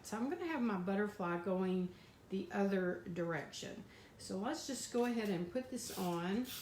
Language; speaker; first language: English; native; English